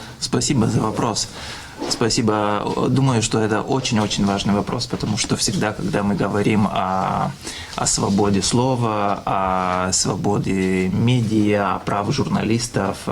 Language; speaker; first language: Russian; non-native, fluent; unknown